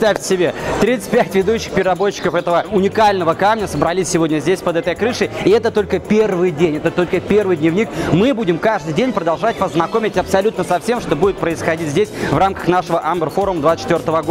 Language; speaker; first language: Russian; native; Russian